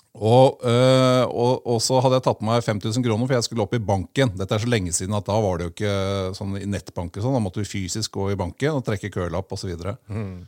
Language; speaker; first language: Norwegian; native; Norwegian